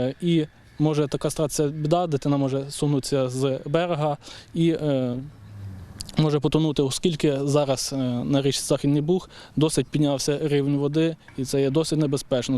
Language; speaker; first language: Ukrainian; native; Ukrainian